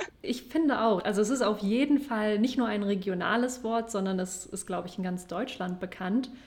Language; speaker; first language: German; native; German